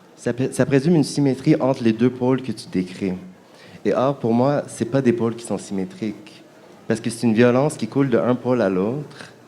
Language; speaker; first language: French; native; French